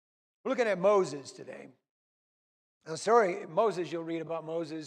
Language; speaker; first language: English; native; English